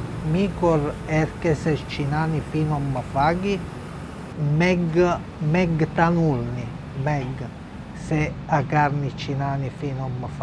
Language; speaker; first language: Hungarian; non-native, learner; Italian